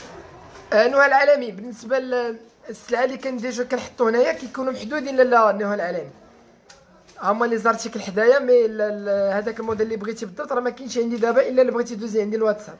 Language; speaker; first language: Arabic; native; Arabic